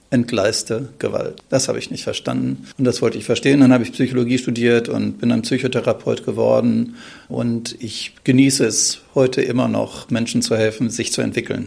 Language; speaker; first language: German; native; German